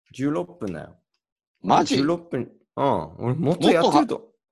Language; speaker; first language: Japanese; non-native, fluent; English